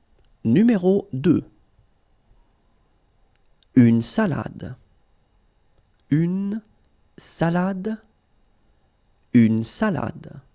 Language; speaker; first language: French; native; French